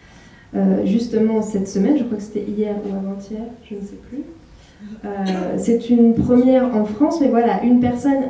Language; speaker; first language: French; native; French